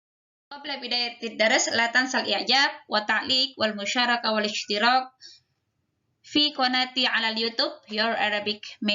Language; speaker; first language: Arabic; non-native, fluent; Indonesian